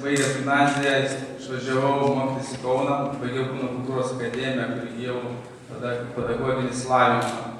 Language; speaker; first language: Lithuanian; native; Lithuanian